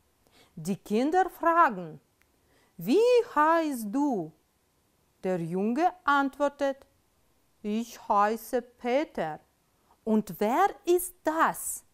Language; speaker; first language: German; non-native, fluent; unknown